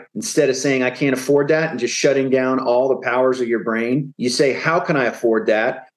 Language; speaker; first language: English; native; English